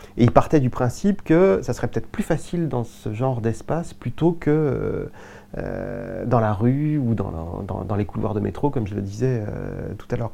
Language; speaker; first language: French; native; French